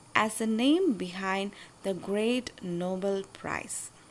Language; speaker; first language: English; non-native, local second language; Malayalam